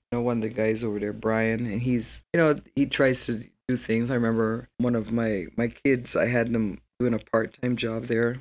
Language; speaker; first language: English; native; English